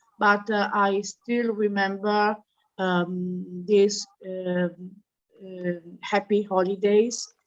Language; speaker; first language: English; non-native, learner; Italian